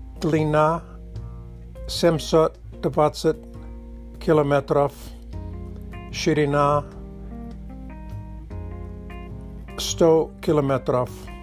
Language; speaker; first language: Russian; non-native, learner; English